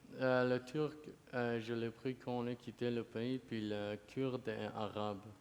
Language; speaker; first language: French; early bilingual, other home language; Kurdish